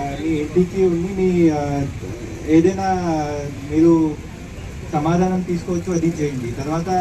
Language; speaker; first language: Telugu; non-native, fluent; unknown